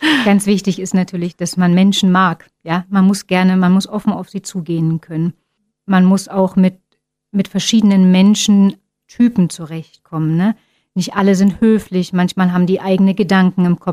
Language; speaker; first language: German; native; German